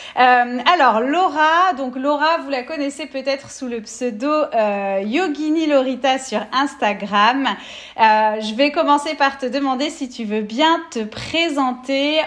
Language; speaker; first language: French; native; French